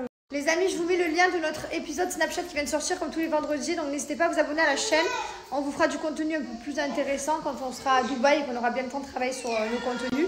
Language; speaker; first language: French; native; French